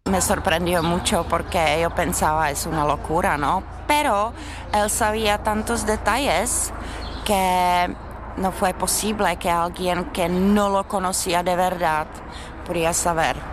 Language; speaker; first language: Spanish; non-native, fluent; Czech